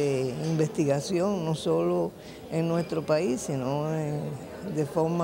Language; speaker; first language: Spanish; native; Spanish